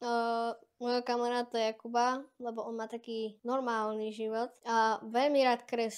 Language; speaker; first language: Slovak; early bilingual, heritage; Slovak